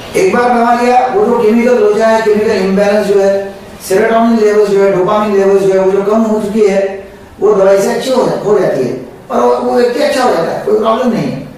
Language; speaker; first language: Hindi; non-native, local second language; Marathi